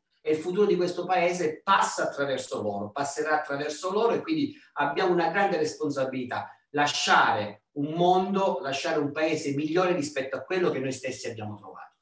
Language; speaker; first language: Italian; native; Italian